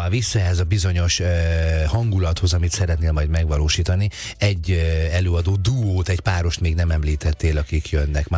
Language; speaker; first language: Hungarian; native; Hungarian